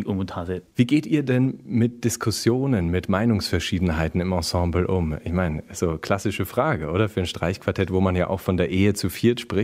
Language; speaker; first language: German; native; German